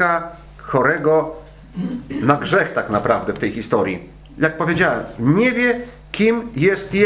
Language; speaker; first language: Polish; native; Polish